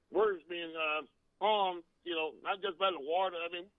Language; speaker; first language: English; native; English